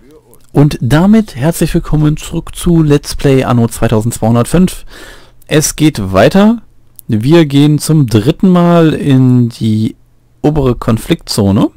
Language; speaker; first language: German; native; German